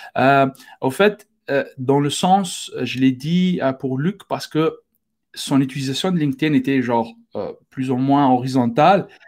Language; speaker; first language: French; non-native, local second language; Arabic